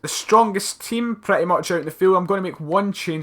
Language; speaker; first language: English; native; English